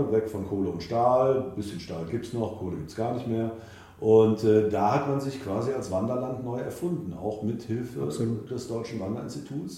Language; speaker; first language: German; native; German